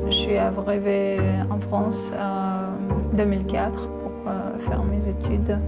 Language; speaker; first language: French; non-native, fluent; Chechen